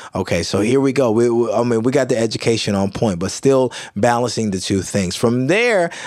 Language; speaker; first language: English; native; English